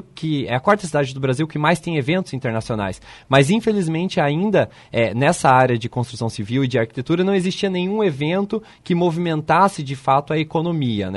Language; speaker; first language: Portuguese; native; Portuguese